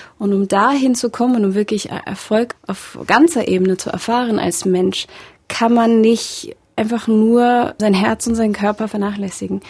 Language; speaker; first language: German; early bilingual, other home language; Russian